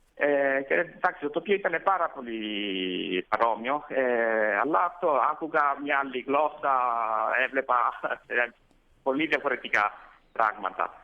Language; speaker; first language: Greek; non-native, fluent; Italian